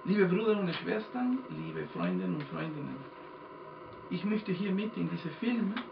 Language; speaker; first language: German; non-native, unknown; Spanish